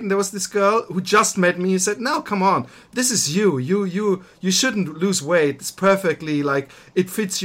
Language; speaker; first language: English; non-native, fluent; German